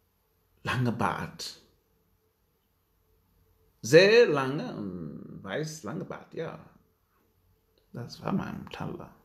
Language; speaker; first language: German; non-native, learner; Wolof